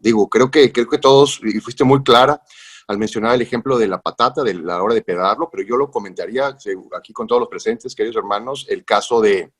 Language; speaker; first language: Spanish; native; Spanish